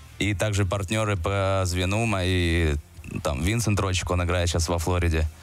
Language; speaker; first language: Russian; native; Russian